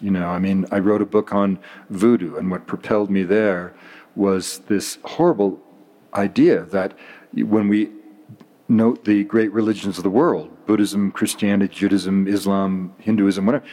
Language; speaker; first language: English; native; English